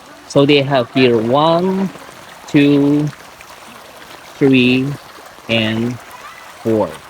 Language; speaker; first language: English; non-native, local second language; Filipino